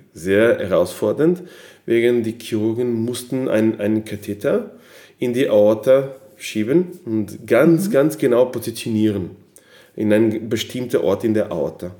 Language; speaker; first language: German; non-native, fluent; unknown